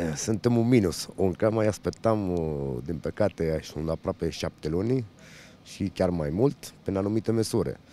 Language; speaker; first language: Romanian; non-native, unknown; Italian